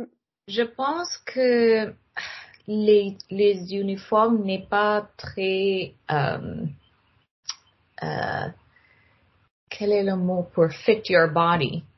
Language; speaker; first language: French; non-native, learner; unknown